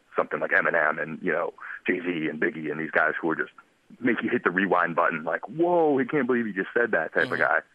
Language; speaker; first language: English; native; English